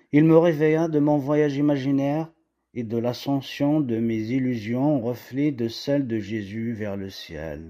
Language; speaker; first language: French; non-native, local second language; Kabyle